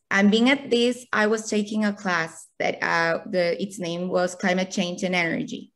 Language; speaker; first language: English; non-native, fluent; Spanish